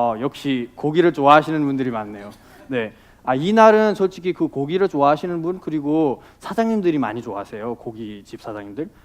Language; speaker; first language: Korean; non-native, fluent; Nepali